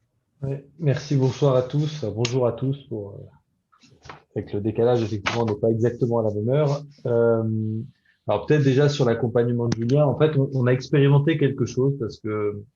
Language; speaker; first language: French; native; French